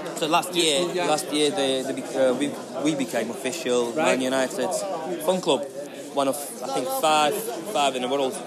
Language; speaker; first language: English; non-native, fluent; Ukrainian